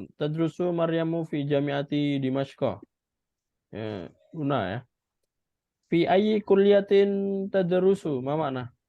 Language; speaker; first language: Arabic; non-native, fluent; Indonesian